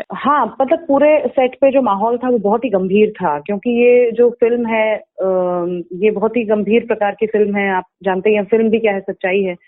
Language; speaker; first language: Hindi; non-native, local second language; Kashmiri